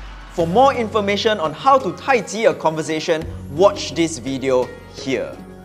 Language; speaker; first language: English; native; English